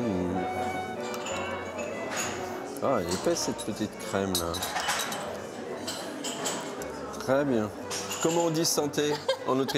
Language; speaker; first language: French; native; French